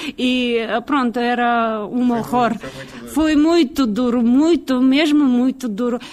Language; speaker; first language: Portuguese; non-native, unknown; Ukrainian